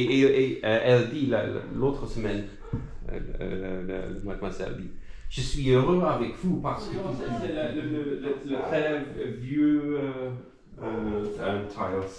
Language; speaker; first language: French; non-native, learner; Dutch